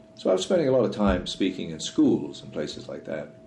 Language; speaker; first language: English; native; English